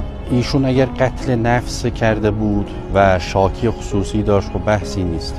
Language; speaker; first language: Persian; native; Persian